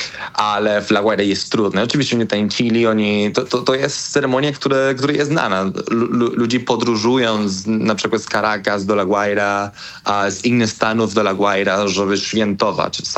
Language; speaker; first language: Polish; non-native, learner; Spanish